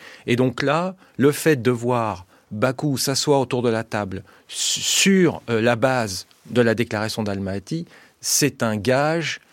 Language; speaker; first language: French; native; French